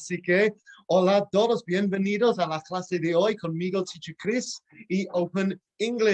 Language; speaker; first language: Spanish; non-native, fluent; English